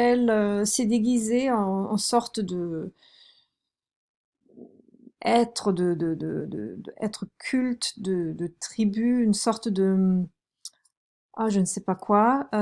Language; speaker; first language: French; non-native, fluent; German